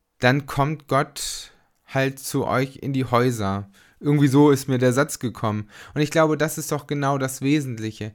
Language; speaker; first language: German; native; German